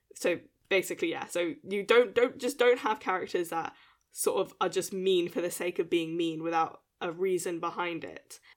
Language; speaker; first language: English; early bilingual, other home language; Malay